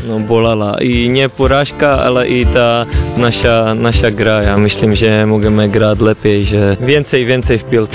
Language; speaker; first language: Polish; non-native, learner; Czech